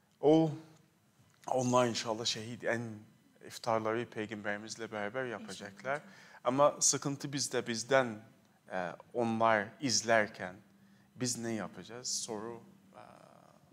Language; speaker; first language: Turkish; non-native, fluent; Arabic